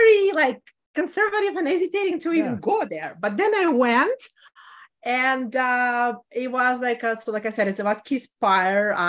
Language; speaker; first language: English; non-native, fluent; Russian